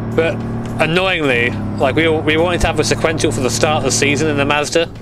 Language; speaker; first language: English; native; English